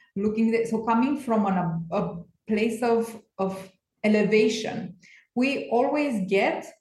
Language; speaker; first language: English; non-native, fluent; Romanian